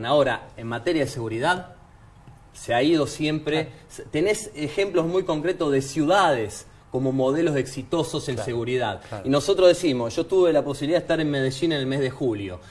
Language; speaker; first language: Spanish; native; Spanish